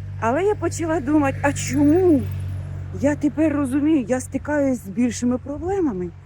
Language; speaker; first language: Ukrainian; non-native, local second language; Russian